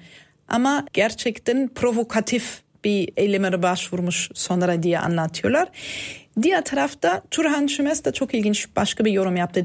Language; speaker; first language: Turkish; non-native, fluent; German